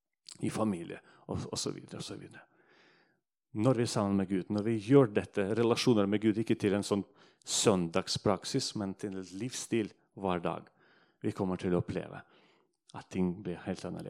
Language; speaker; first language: Norwegian; non-native, fluent; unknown